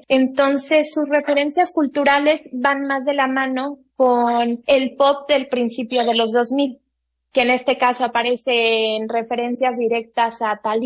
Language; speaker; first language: Spanish; native; Spanish